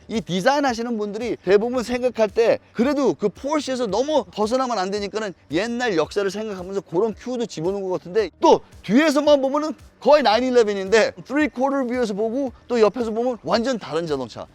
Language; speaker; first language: Korean; early bilingual, heritage; Korean